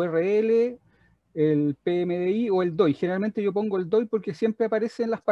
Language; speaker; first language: Spanish; native; Spanish